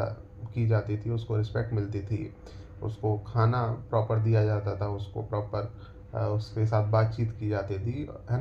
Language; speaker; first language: Hindi; native; Hindi